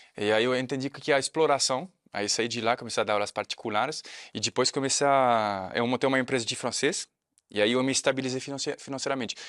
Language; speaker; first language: Portuguese; non-native, fluent; French